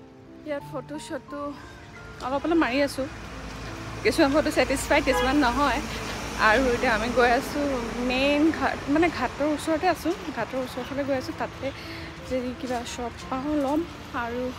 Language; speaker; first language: Hindi; non-native, local second language; Assamese